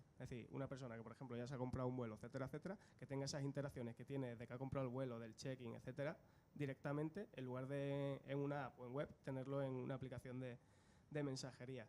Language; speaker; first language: Spanish; native; Spanish